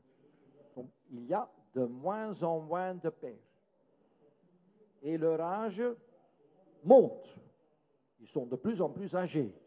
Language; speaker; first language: French; non-native, local second language; Dutch